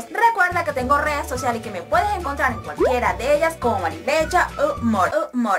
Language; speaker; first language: Spanish; native; Spanish